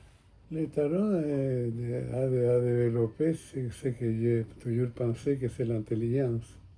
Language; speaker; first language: French; non-native, fluent; Spanish